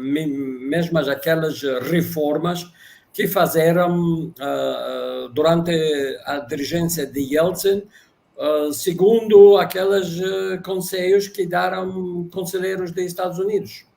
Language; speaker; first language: Portuguese; non-native, fluent; Russian